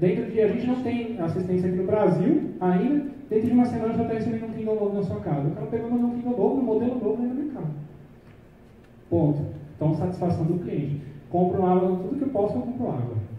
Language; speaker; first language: Portuguese; native; Portuguese